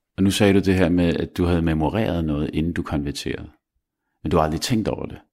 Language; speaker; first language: Danish; early bilingual, other home language; Arabic